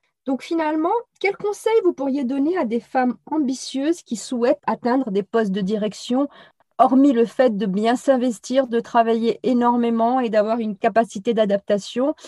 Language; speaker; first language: French; native; French